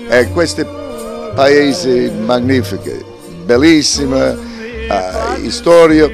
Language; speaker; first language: Italian; early bilingual, heritage; English